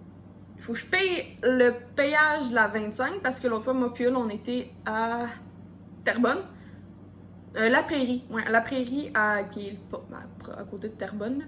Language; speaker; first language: French; native; French